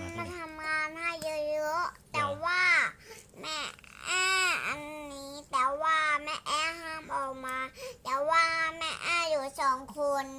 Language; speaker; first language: Thai; native; Thai